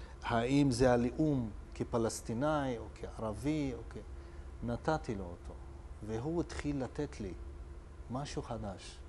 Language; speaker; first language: Hebrew; non-native, local second language; Arabic